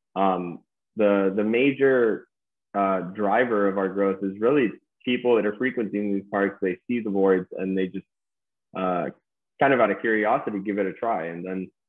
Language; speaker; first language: English; native; English